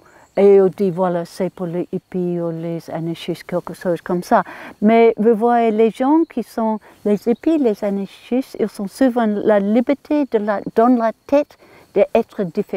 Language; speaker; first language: French; non-native, learner; English